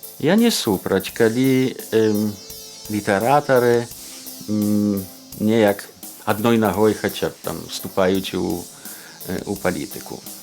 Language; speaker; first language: Belarusian; native; Belarusian